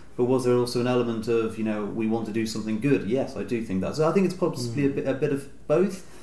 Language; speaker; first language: English; native; English